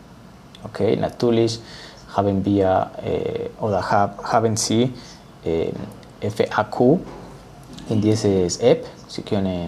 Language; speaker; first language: German; non-native, learner; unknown